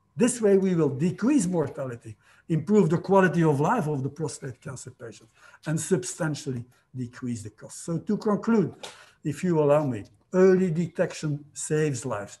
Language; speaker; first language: English; non-native, fluent; Dutch